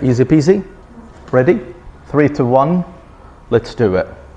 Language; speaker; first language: English; non-native, fluent; Arabic